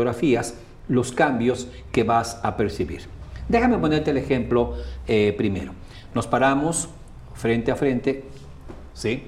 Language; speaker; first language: Spanish; native; Spanish